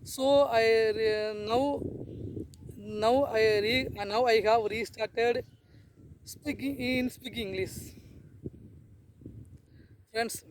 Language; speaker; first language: English; non-native, learner; Tamil